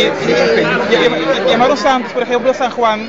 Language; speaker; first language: Spanish; non-native, fluent; Papiamento